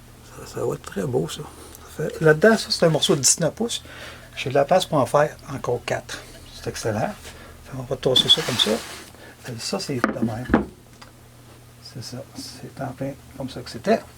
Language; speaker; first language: French; native; French